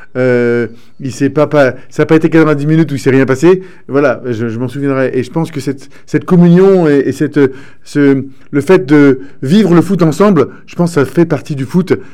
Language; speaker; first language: French; early bilingual, other home language; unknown